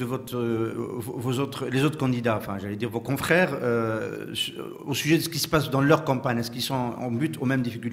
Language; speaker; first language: French; non-native, local second language; Arabic